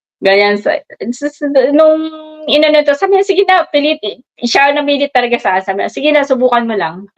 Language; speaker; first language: Filipino; native; Filipino